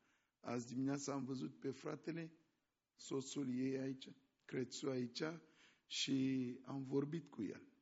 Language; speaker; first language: Romanian; non-native, fluent; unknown